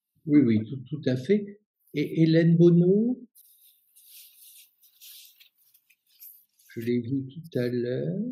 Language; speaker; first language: French; native; French